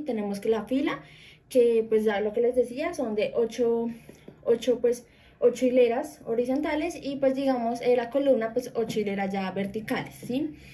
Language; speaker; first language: Spanish; native; Spanish